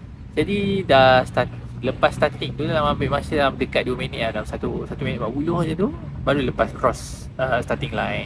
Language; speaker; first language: Malay; native; Malay